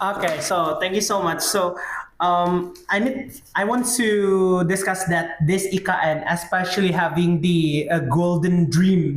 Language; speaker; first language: English; non-native, fluent; Indonesian